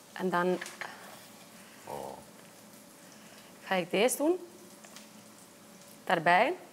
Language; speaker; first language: Dutch; non-native, fluent; Icelandic